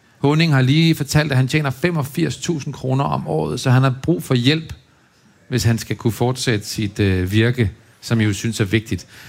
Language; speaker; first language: Danish; native; Danish